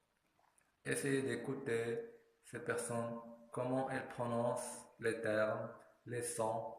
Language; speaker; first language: French; non-native, fluent; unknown